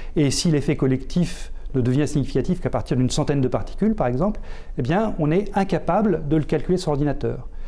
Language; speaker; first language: French; native; French